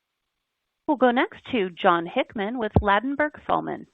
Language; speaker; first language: English; native; English